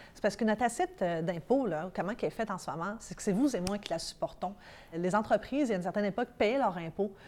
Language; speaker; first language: French; early bilingual, other home language; Arabic